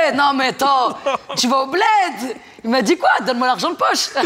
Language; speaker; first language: French; native; French